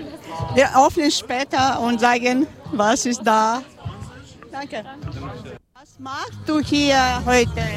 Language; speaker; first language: German; non-native, fluent; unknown